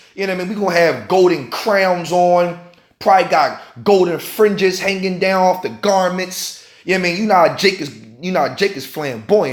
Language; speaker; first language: English; native; English